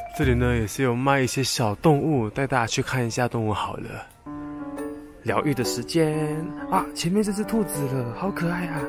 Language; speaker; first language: Chinese; native; Chinese